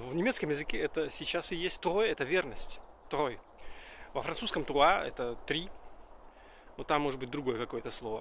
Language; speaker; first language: Russian; native; Russian